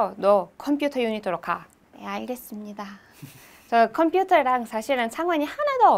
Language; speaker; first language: Korean; non-native, learner; Hebrew